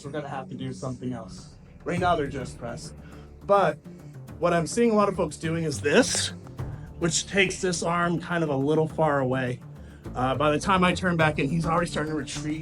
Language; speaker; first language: English; native; English